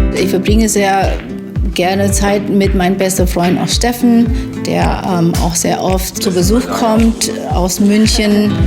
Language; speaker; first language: German; non-native, fluent; Indonesian